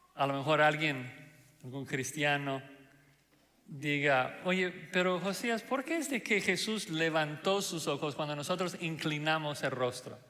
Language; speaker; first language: Spanish; non-native, fluent; English